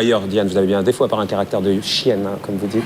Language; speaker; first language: French; native; French